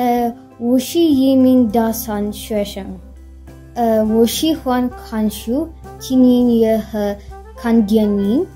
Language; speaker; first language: Chinese; non-native, learner; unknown